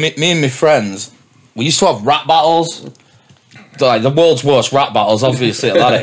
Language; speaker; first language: English; native; English